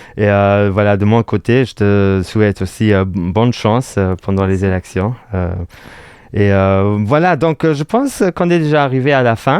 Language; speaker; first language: French; non-native, local second language; Luxembourgish